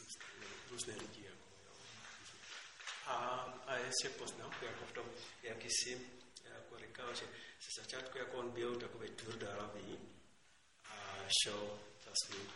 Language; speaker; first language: Czech; non-native, learner; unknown